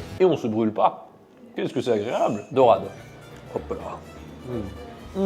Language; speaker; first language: French; native; French